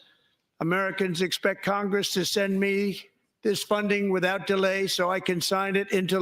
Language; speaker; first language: English; native; English